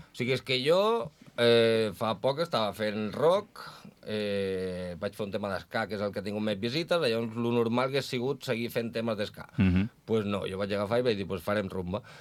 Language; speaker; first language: Catalan; non-native, local second language; Spanish